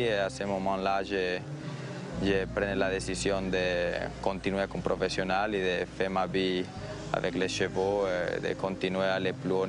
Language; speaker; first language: French; non-native, fluent; Spanish